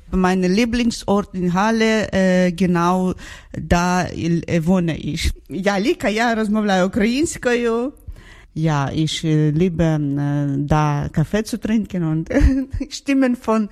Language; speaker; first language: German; non-native, learner; Ukrainian